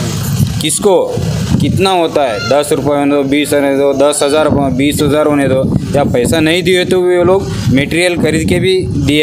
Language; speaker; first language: Hindi; non-native, local second language; Kannada